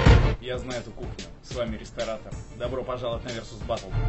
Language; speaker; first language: Russian; native; Russian